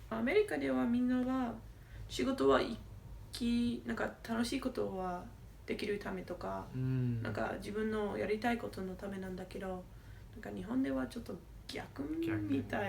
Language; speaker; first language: Japanese; non-native, learner; English